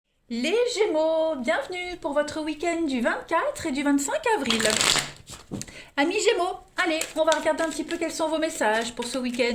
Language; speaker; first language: French; native; French